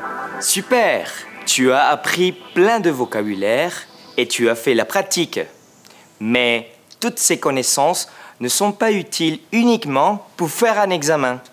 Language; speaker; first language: French; non-native, fluent; Spanish